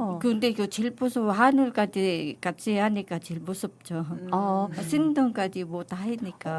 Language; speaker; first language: Korean; non-native, learner; Filipino